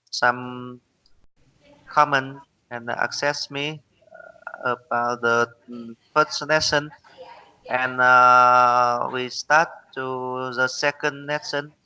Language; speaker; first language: English; non-native, learner; Vietnamese